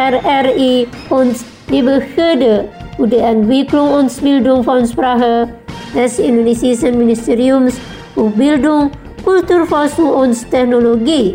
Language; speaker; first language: German; non-native, fluent; Indonesian